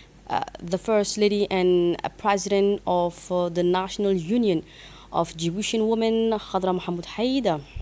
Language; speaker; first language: English; non-native, fluent; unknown